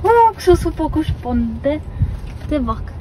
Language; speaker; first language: Korean; non-native, learner; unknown